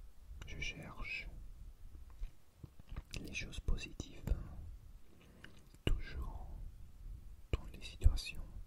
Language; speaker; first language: French; non-native, learner; English